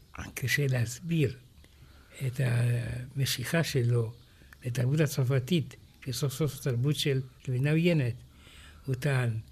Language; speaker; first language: Hebrew; non-native, fluent; Romanian